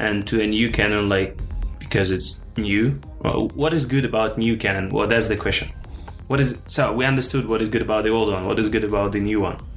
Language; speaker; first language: English; non-native, fluent; Russian